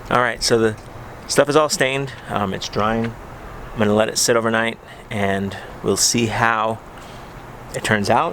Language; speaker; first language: English; native; English